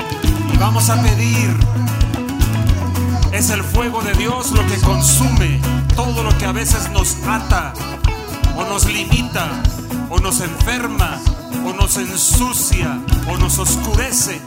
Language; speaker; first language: Spanish; native; Spanish